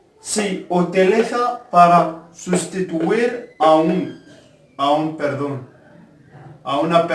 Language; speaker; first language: Spanish; non-native, fluent; Arabic